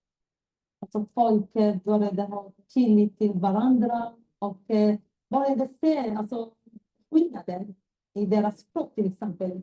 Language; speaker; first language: Swedish; non-native, learner; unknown